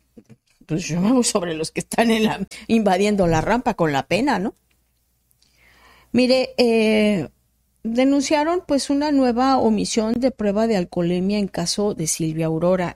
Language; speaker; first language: Spanish; native; Spanish